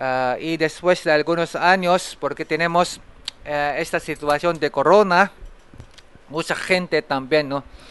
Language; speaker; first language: Spanish; non-native, fluent; Japanese